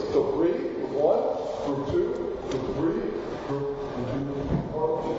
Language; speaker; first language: English; non-native, fluent; Spanish